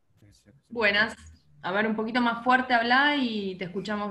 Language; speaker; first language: Spanish; native; Spanish